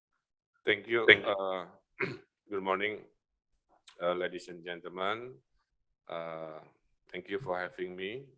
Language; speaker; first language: English; non-native, fluent; Sundanese